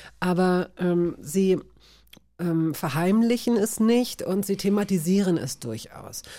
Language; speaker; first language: German; native; German